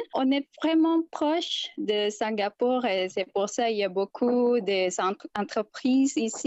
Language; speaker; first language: French; non-native, fluent; Indonesian